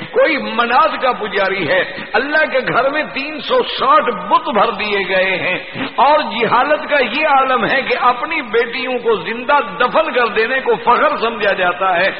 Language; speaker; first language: Urdu; non-native, local second language; Punjabi